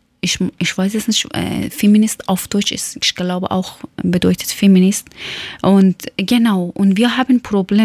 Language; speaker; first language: German; non-native, learner; Persian